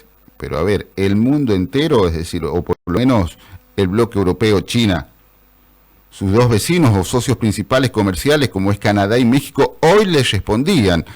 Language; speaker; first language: Spanish; native; Spanish